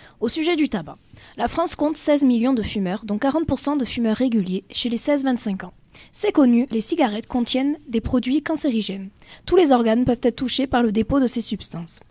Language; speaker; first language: French; native; French